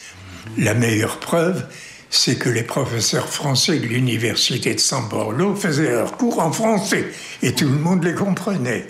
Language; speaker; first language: French; native; French